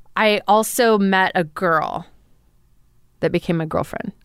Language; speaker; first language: English; native; English